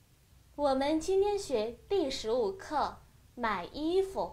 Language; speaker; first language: Chinese; non-native, fluent; Vietnamese